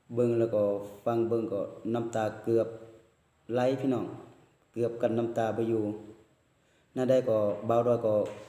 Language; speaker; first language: Thai; native; Thai